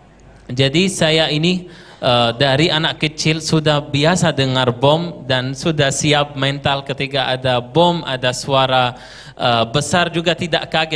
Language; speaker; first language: Indonesian; non-native, fluent; Arabic